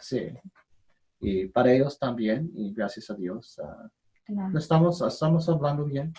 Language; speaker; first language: Spanish; non-native, learner; English